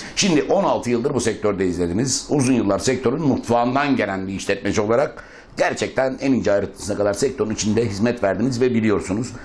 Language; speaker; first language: Turkish; native; Turkish